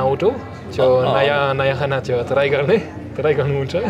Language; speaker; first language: Nepali; non-native, learner; French